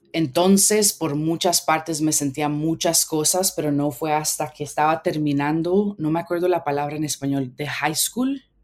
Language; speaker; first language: Spanish; early bilingual, heritage; Spanish